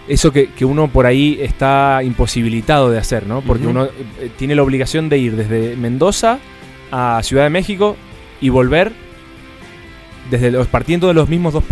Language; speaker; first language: Spanish; native; Spanish